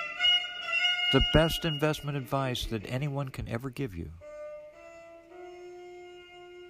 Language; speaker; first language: English; native; English